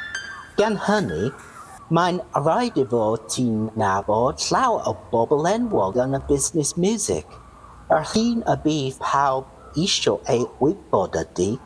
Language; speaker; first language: Welsh; non-native, learner; English